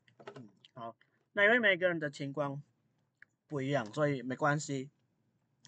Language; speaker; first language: Chinese; non-native, fluent; Indonesian